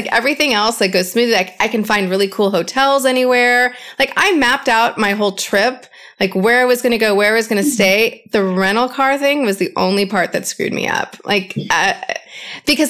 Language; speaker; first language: English; native; English